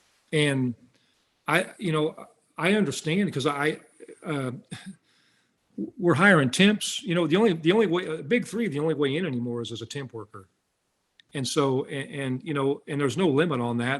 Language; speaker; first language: English; native; English